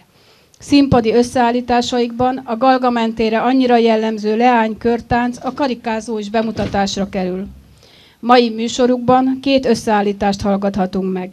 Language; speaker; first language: Hungarian; native; Hungarian